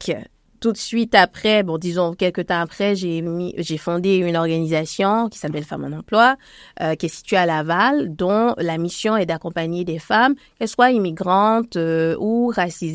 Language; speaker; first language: French; native; French